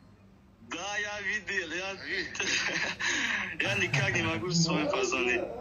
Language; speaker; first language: Russian; non-native, fluent; Tajik